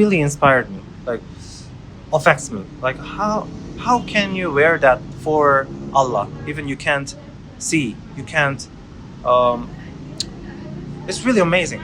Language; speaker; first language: English; non-native, learner; Korean